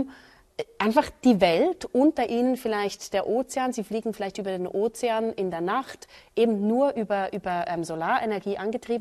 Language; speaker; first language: German; native; German